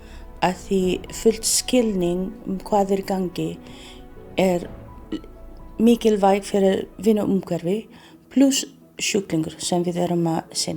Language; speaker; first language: Icelandic; non-native, fluent; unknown